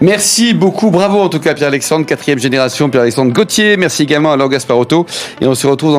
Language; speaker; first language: French; native; French